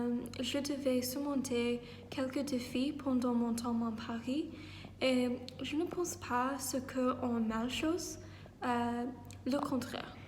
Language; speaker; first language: French; non-native, learner; English